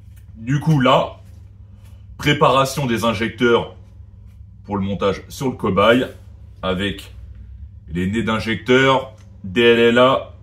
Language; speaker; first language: French; native; French